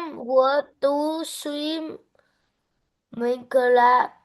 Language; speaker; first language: English; non-native, learner; Vietnamese